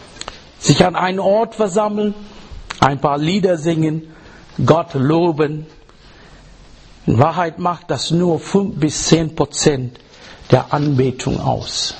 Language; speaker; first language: German; non-native, learner; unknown